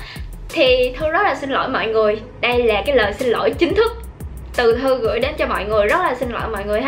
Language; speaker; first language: Vietnamese; native; Vietnamese